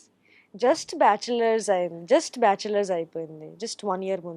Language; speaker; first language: Telugu; non-native, learner; Bangla